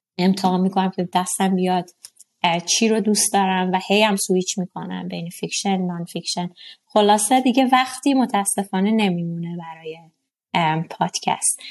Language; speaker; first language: Persian; non-native, local second language; Azerbaijani